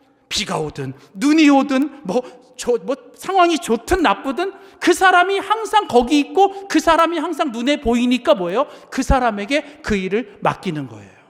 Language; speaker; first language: Korean; native; Korean